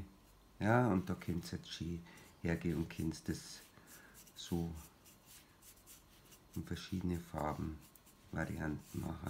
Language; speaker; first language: German; native; German